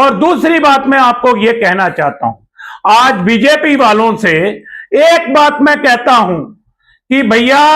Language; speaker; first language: Hindi; non-native, local second language; Punjabi